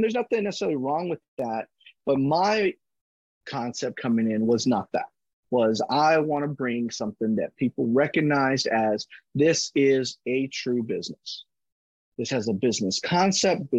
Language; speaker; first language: English; native; English